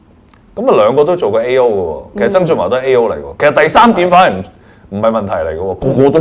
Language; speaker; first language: Cantonese; native; Cantonese